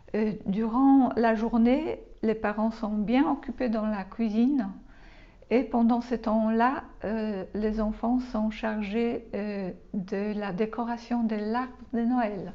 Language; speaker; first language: French; non-native, fluent; Polish